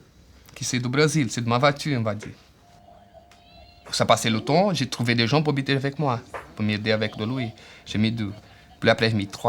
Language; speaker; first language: French; non-native, learner; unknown